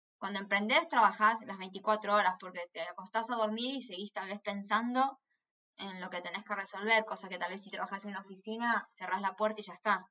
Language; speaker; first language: Spanish; native; Spanish